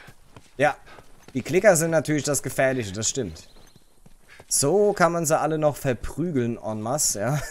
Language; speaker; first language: German; native; German